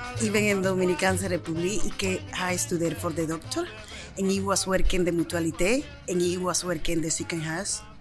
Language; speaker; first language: Dutch; non-native, learner; Spanish